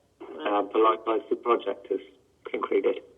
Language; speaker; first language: English; native; English